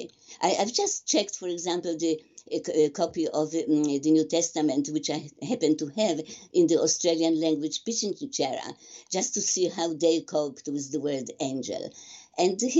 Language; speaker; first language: English; non-native, fluent; Polish